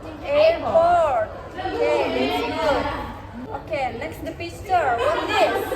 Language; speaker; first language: English; non-native, learner; Indonesian